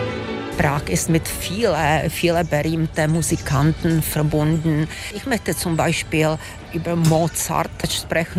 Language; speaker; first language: German; non-native, fluent; Czech